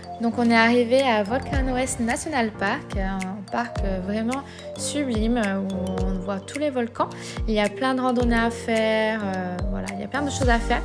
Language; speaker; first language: French; native; French